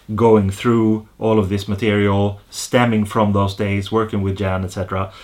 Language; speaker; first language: English; non-native, fluent; Swedish